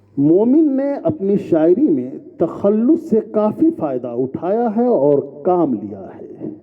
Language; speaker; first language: Urdu; native; Urdu